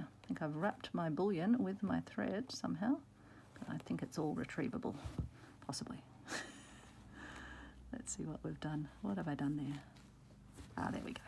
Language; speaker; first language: English; native; English